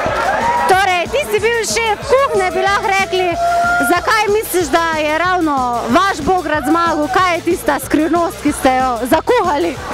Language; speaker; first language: Slovenian; native; Slovenian